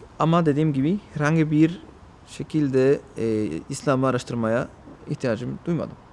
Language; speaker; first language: Turkish; non-native, fluent; Spanish